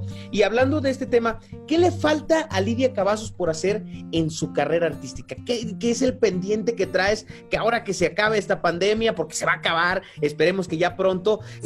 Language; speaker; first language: Spanish; native; Spanish